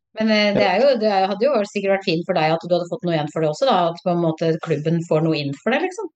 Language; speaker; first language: Norwegian; native; Norwegian